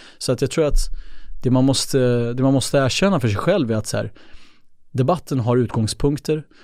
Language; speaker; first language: Swedish; early bilingual, other home language; Kurdish